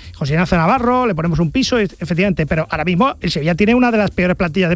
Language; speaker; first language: Spanish; native; Spanish